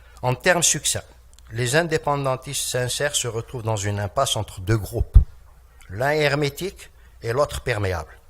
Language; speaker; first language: French; non-native, local second language; Kabyle